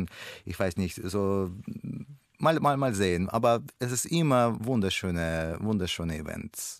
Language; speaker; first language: German; non-native, learner; Russian